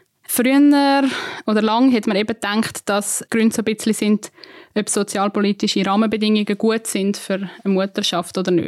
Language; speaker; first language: German; native; German